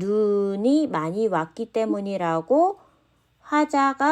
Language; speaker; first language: Korean; non-native, fluent; Khmer